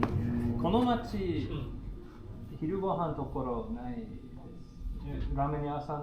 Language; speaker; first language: Japanese; non-native, learner; English